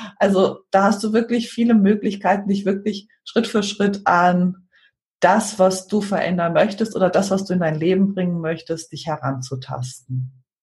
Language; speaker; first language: German; native; German